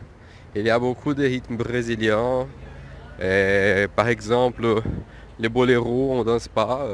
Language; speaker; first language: French; non-native, fluent; Portuguese